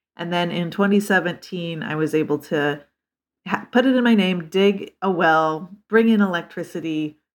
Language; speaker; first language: English; native; English